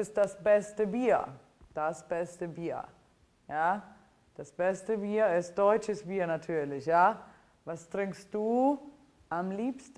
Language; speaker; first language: German; non-native, fluent; Italian